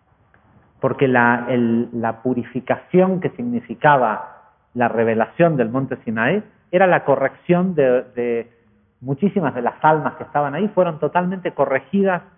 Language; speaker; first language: Spanish; native; Spanish